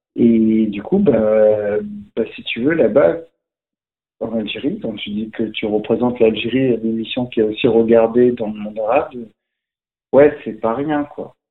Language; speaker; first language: French; native; French